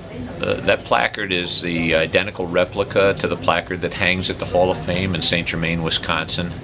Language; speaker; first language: English; native; English